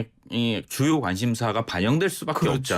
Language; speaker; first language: Korean; native; Korean